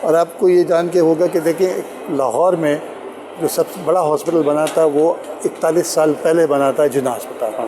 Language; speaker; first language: Urdu; native; Urdu